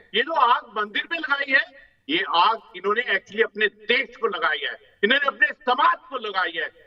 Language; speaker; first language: Hindi; native; Hindi